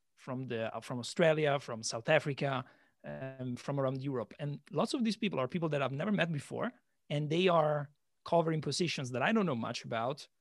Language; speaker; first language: English; non-native, fluent; Italian